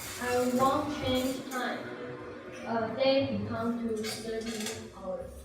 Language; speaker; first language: English; non-native, learner; Chinese